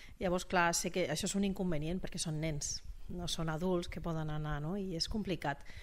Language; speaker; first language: Catalan; non-native, local second language; Spanish